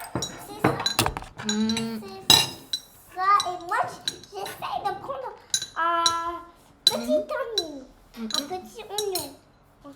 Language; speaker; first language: French; early bilingual, other home language; English